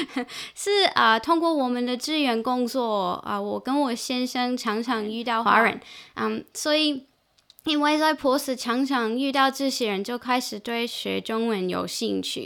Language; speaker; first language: Chinese; non-native, fluent; English